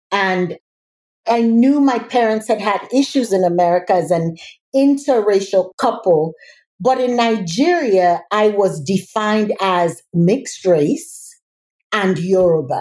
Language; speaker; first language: English; native; English